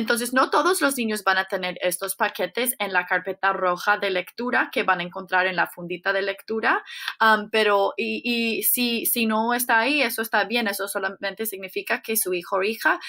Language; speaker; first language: Spanish; non-native, fluent; English